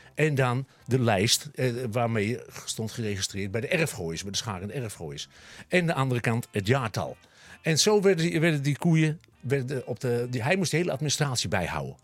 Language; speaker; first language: Dutch; native; Dutch